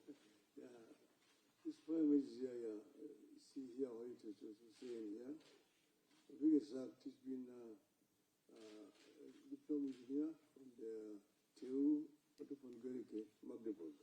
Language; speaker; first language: German; non-native, fluent; Luo (Kenya and Tanzania)